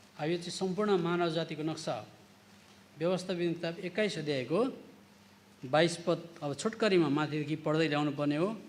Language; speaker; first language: Nepali; native; Nepali